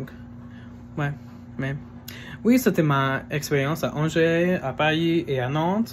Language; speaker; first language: French; non-native, fluent; English